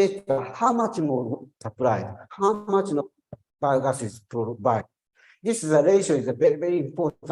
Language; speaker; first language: English; non-native, learner; Japanese